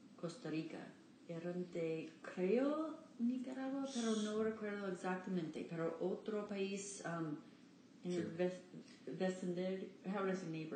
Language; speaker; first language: Spanish; non-native, learner; English